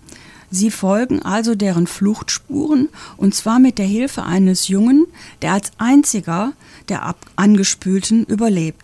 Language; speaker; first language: German; native; German